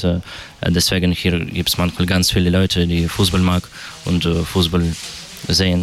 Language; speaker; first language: German; non-native, learner; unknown